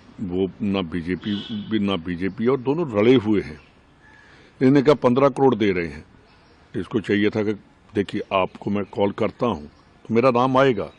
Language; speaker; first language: Hindi; non-native, local second language; Punjabi